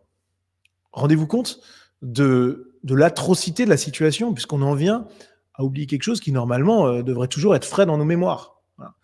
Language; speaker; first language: French; native; French